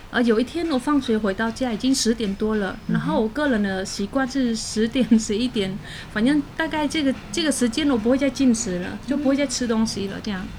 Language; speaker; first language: Chinese; non-native, fluent; Khmer